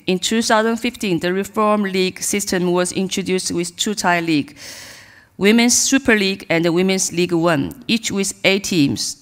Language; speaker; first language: English; non-native, learner; Chinese